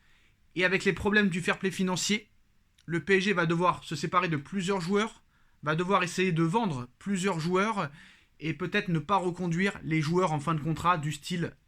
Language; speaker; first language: French; native; French